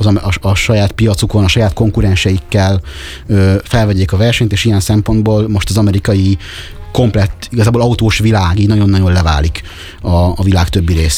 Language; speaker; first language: Hungarian; native; Hungarian